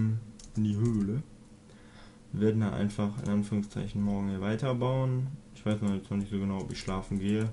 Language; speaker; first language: German; native; German